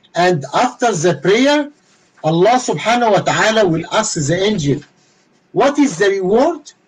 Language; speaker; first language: English; non-native, fluent; Arabic